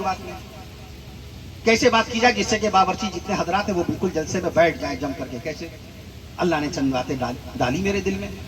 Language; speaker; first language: Urdu; native; Urdu